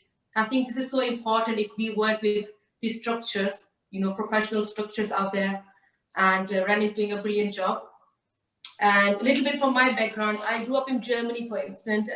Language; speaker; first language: English; early bilingual, other home language; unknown